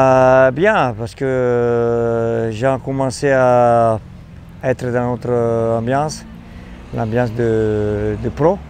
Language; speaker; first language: French; non-native, fluent; Italian